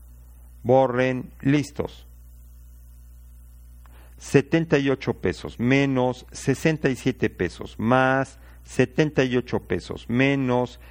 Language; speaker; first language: Spanish; native; Spanish